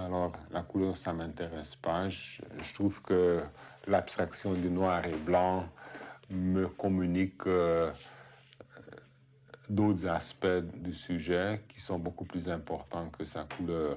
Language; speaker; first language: French; non-native, fluent; Hungarian